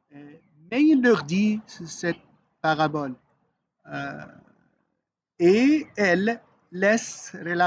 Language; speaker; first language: French; non-native, learner; Arabic